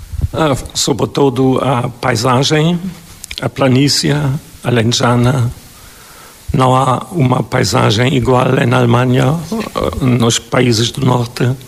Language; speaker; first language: Portuguese; non-native, fluent; German